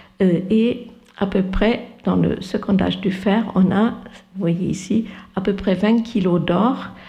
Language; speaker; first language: French; non-native, fluent; German